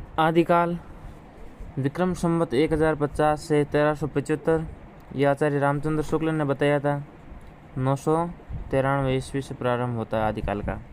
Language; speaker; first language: Hindi; native; Hindi